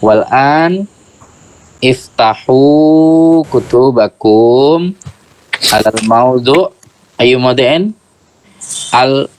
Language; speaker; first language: Arabic; non-native, fluent; Indonesian